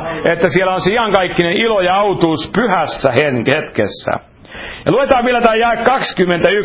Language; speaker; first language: Finnish; native; Finnish